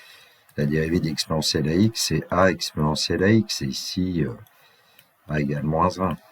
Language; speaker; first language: French; native; French